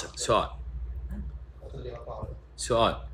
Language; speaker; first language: Arabic; native; Arabic